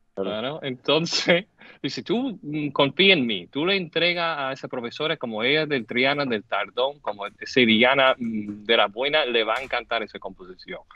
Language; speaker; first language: Spanish; non-native, fluent; English